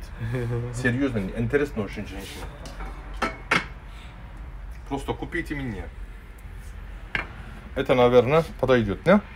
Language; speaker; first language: Russian; non-native, learner; Turkish